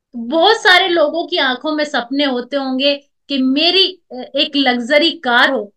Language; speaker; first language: Hindi; native; Hindi